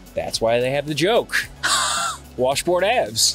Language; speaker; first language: English; native; English